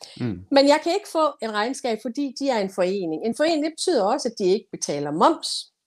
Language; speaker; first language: Danish; native; Danish